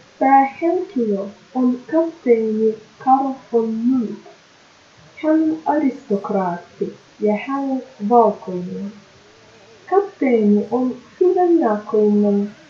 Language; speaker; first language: Finnish; non-native, learner; Russian